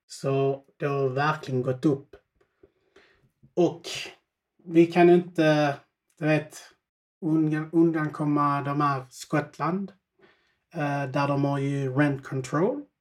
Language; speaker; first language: Swedish; early bilingual, other home language; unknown